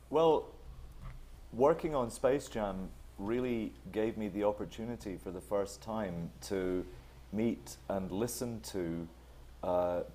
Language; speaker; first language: English; native; English